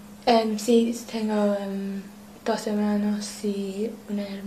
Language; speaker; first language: Spanish; non-native, learner; English